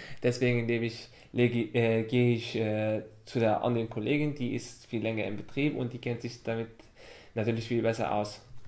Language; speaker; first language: German; non-native, fluent; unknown